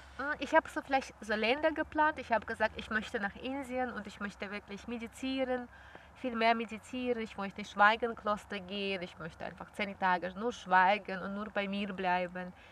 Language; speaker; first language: German; non-native, fluent; Russian